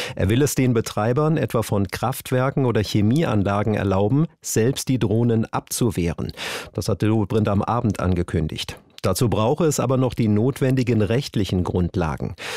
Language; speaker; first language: German; native; German